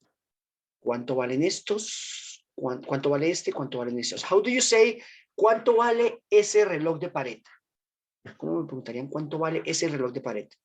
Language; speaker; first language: Spanish; native; Spanish